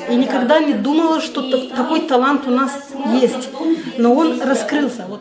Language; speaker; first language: Russian; non-native, local second language; Gagauz